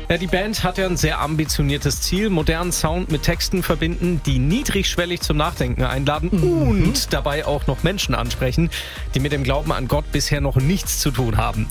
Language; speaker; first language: German; native; German